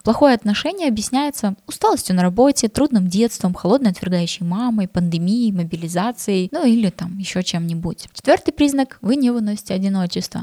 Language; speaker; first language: Russian; native; Russian